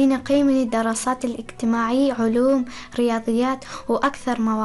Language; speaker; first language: Arabic; non-native, learner; Persian